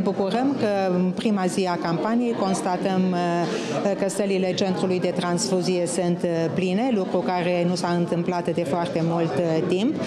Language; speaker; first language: Romanian; native; Romanian